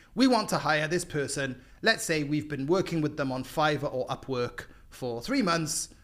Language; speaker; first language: English; native; English